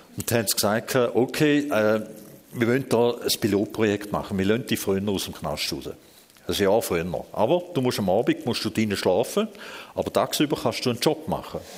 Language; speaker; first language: German; early bilingual, other home language; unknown